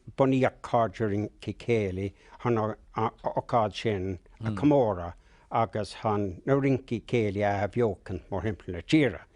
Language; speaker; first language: Irish; non-native, local second language; English